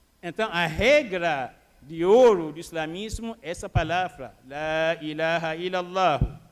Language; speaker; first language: Portuguese; non-native, fluent; Arabic